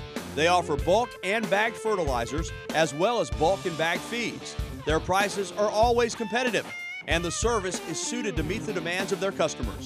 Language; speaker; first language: English; native; English